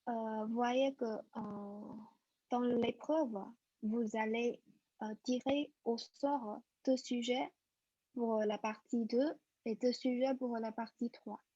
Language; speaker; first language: French; non-native, fluent; Chinese